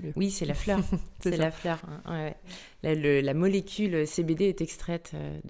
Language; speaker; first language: French; native; French